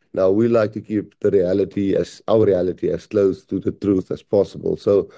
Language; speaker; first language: English; non-native, local second language; Afrikaans